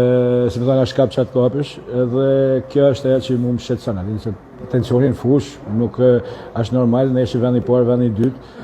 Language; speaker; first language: Albanian; native; Albanian